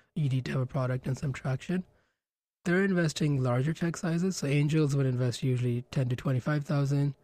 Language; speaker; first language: English; non-native, local second language; Hindi